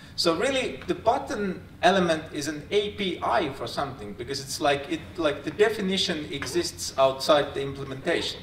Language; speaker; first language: English; non-native, fluent; Finnish